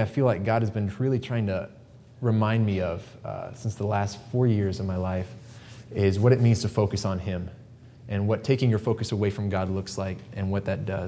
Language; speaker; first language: English; native; English